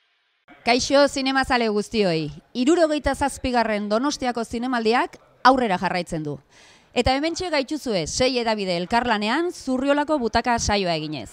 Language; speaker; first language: Basque; native; Basque